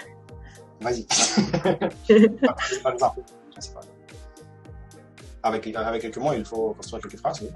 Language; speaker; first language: French; non-native, learner; Russian